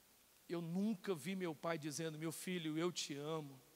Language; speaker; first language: Portuguese; native; Portuguese